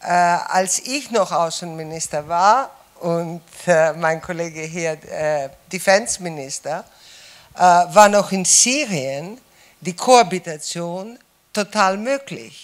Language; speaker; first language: German; non-native, fluent; Greek